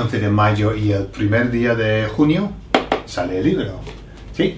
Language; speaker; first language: Spanish; non-native, fluent; English